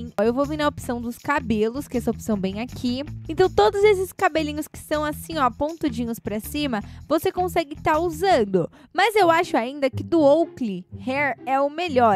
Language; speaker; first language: Portuguese; native; Portuguese